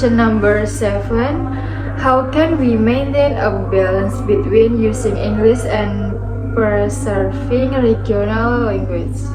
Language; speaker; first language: English; non-native, learner; Indonesian